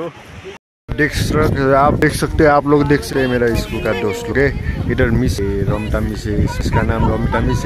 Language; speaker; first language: Hindi; non-native, learner; Nepali